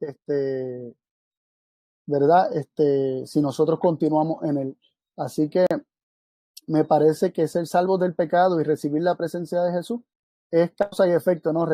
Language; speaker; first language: Spanish; native; Spanish